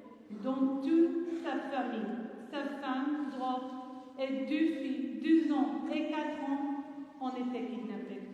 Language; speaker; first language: French; non-native, fluent; Hebrew